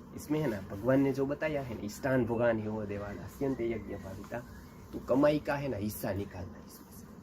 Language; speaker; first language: Hindi; non-native, local second language; Gujarati